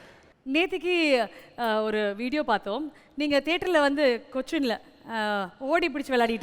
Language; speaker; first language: Tamil; native; Tamil